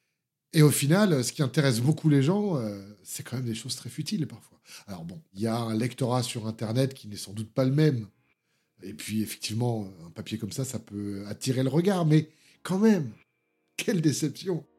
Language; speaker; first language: French; native; French